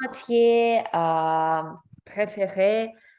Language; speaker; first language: French; non-native, learner; English